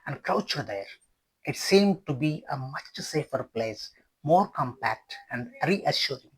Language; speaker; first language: English; non-native, local second language; Kannada